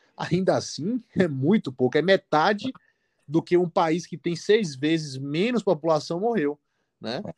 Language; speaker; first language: Portuguese; native; Portuguese